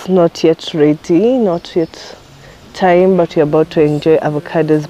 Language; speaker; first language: English; non-native, local second language; Kikuyu